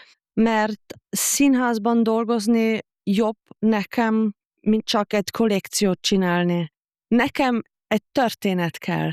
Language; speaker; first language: Hungarian; non-native, fluent; German